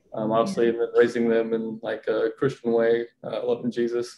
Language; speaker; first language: English; native; English